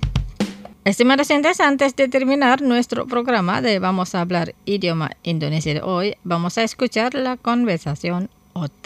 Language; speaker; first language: Spanish; non-native, fluent; Indonesian